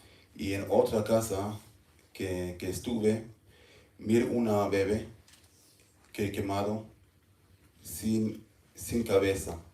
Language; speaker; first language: Spanish; non-native, learner; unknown